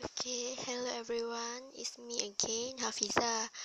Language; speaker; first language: English; non-native, learner; Malay